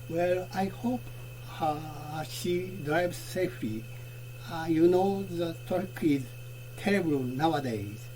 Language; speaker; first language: English; non-native, learner; Japanese